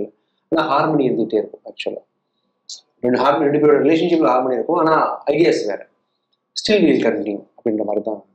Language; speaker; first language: Tamil; native; Tamil